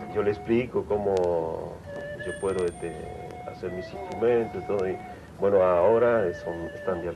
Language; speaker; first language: Spanish; non-native, local second language; Quechua